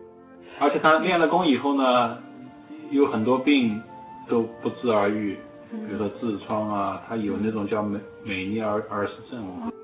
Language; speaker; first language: Chinese; native; Chinese